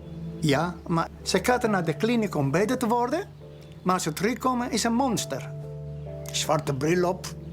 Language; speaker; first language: Dutch; non-native, learner; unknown